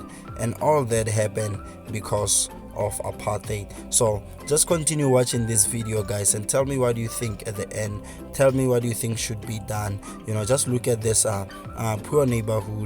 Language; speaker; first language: English; non-native, local second language; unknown